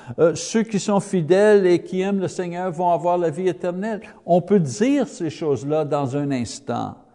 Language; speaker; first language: French; native; French